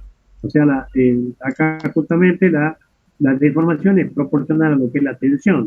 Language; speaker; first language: Spanish; native; Spanish